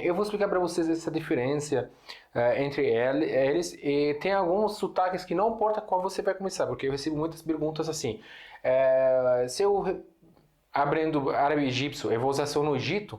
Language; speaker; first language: Portuguese; non-native, fluent; Arabic